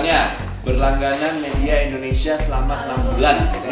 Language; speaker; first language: Indonesian; native; Indonesian